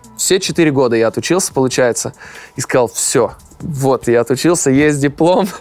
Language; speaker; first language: Russian; native; Russian